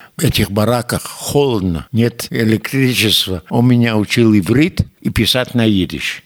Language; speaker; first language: Russian; non-native, fluent; Yiddish